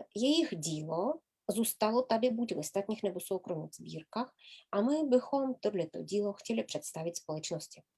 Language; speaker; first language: Czech; native; Czech